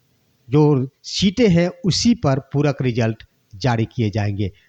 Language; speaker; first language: Hindi; native; Hindi